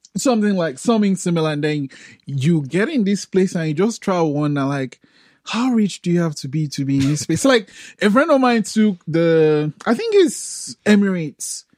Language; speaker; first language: English; non-native, local second language; Yoruba